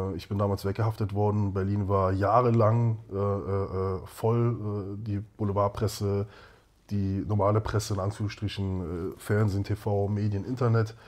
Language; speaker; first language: German; native; German